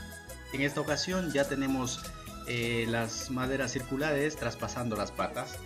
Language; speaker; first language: Spanish; native; Spanish